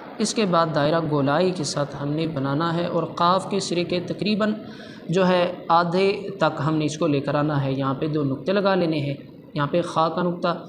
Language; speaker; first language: Urdu; non-native, local second language; Punjabi